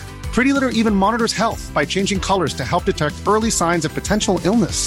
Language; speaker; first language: English; native; English